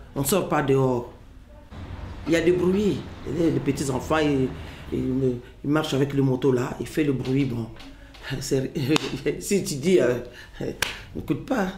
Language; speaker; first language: French; non-native, local second language; Lingala